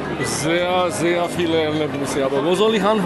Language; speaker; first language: German; non-native, fluent; Georgian